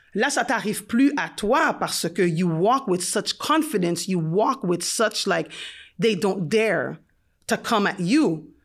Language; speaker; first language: English; non-native, fluent; French